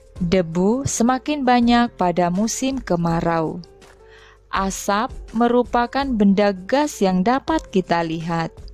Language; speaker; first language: Indonesian; native; Indonesian